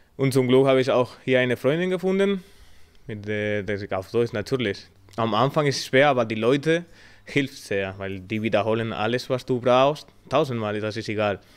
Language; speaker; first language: German; non-native, learner; Spanish